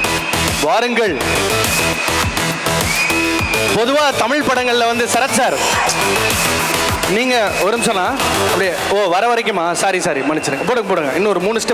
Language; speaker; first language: Tamil; native; Tamil